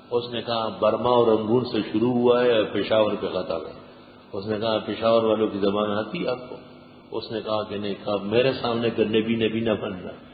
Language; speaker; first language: Urdu; non-native, local second language; Pashto